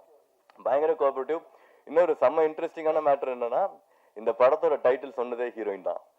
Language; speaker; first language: Tamil; native; Tamil